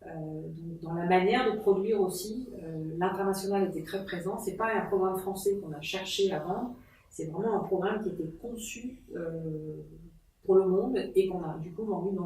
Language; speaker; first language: French; native; French